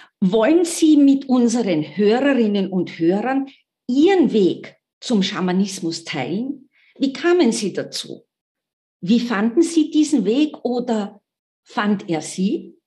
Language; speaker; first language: German; native; German